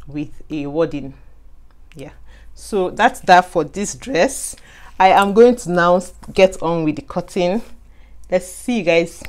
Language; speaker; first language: English; non-native, local second language; Igbo